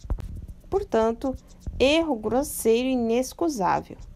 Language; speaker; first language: Portuguese; native; Portuguese